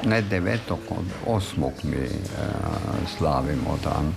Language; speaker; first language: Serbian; non-native, fluent; German